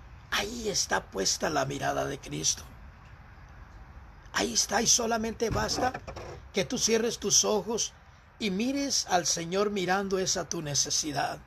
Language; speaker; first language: Spanish; native; Spanish